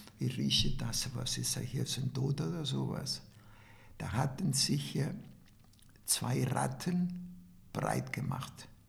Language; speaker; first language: German; non-native, fluent; Italian